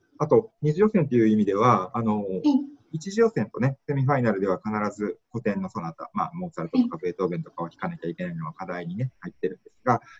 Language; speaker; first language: Japanese; native; Japanese